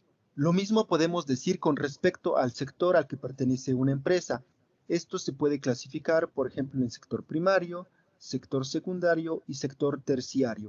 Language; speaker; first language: Spanish; native; Spanish